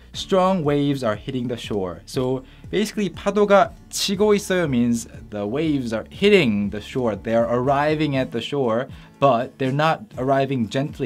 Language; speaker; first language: English; non-native, fluent; Korean